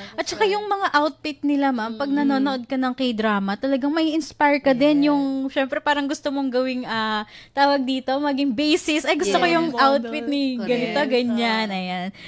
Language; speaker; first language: Filipino; native; Filipino